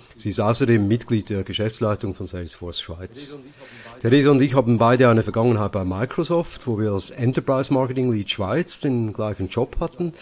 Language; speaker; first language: German; native; German